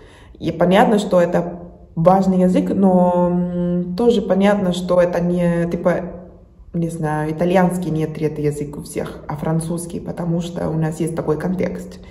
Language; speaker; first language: Russian; non-native, fluent; Spanish